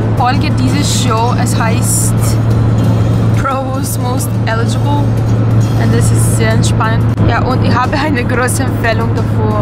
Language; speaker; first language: German; non-native, fluent; Bosnian